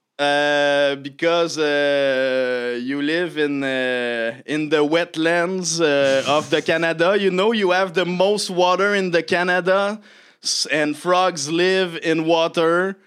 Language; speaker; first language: English; non-native, fluent; French